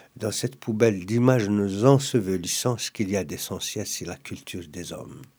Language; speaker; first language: French; non-native, local second language; Kabyle